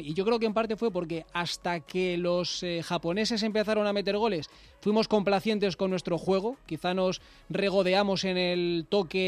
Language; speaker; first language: Spanish; native; Spanish